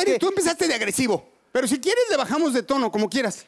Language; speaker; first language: Spanish; native; Spanish